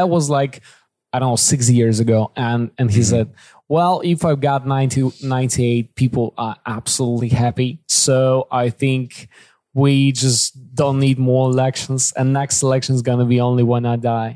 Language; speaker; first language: English; non-native, fluent; Kazakh